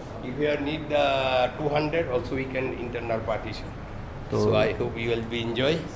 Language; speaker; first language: English; non-native, local second language; Bangla